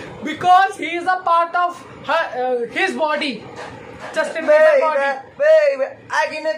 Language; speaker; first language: English; non-native, local second language; Hindi